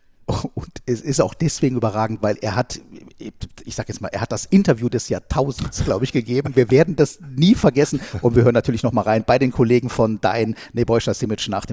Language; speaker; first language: German; native; German